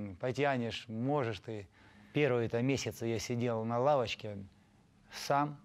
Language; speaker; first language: Russian; native; Russian